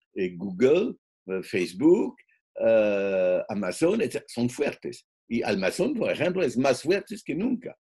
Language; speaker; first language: Spanish; non-native, fluent; French